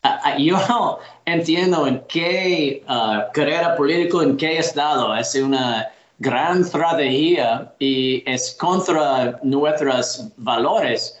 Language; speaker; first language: Spanish; non-native, learner; English